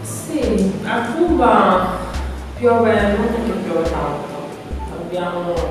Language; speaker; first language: Italian; non-native, learner; Spanish